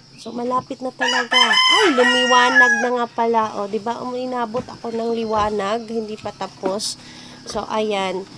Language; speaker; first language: Filipino; non-native, local second language; Cebuano